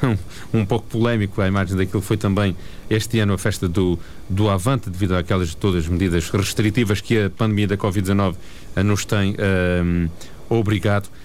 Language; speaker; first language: Portuguese; native; Portuguese